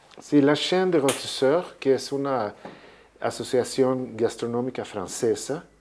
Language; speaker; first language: Spanish; non-native, fluent; Swedish